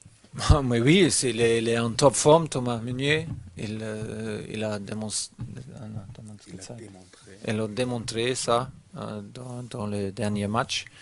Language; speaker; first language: French; non-native, learner; German